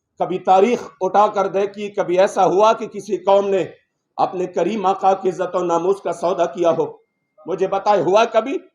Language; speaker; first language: Urdu; non-native, local second language; Pashto